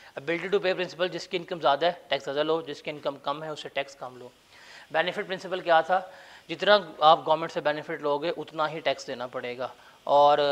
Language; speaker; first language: Urdu; non-native, local second language; Punjabi